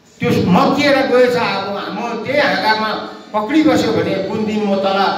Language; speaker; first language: Nepali; native; Nepali